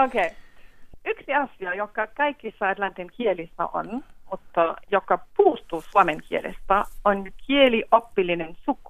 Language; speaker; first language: Finnish; non-native, fluent; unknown